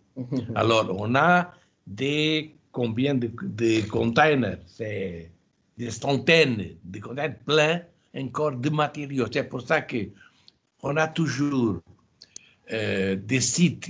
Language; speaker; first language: French; non-native, fluent; Portuguese